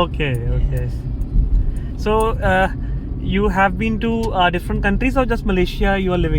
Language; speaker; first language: English; non-native, local second language; Hindi